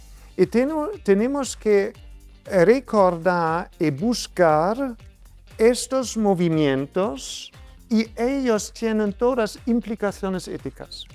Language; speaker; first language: Spanish; non-native, fluent; German